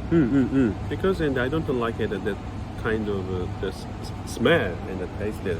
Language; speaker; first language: English; non-native, learner; Korean